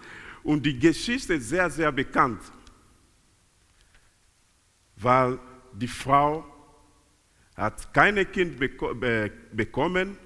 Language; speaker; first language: German; non-native, learner; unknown